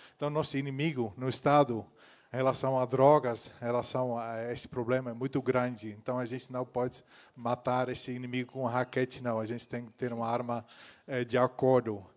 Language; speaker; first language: Portuguese; non-native, fluent; Dutch